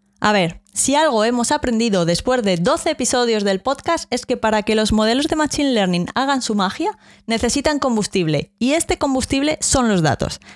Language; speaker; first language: Spanish; native; Spanish